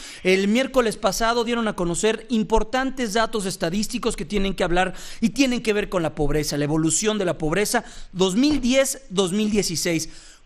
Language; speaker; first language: Spanish; native; Spanish